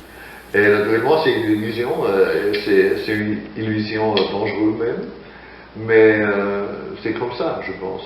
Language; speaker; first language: French; non-native, fluent; German